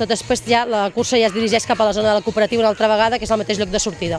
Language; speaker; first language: Catalan; native; Catalan